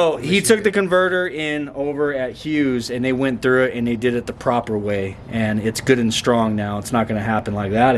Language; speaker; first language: English; native; English